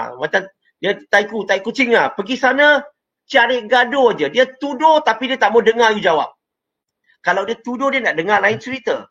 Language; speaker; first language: Malay; non-native, local second language; Chinese